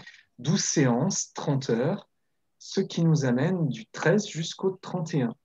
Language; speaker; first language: French; native; French